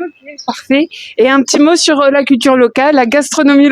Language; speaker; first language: French; native; French